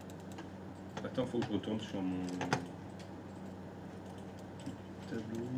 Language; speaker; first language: French; native; French